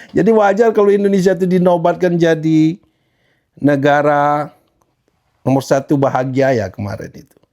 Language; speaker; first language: Indonesian; native; Indonesian